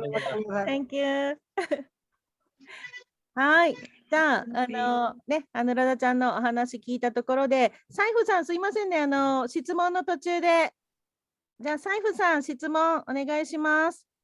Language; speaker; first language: Japanese; non-native, fluent; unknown